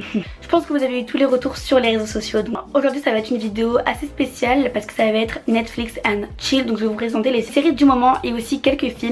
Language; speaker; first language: French; native; French